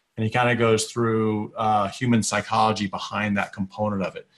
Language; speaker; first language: English; native; English